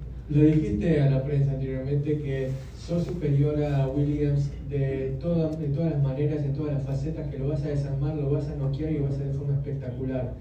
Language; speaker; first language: Spanish; native; Spanish